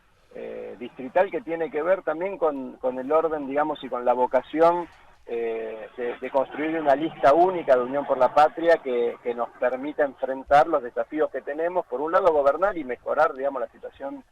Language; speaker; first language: Spanish; native; Spanish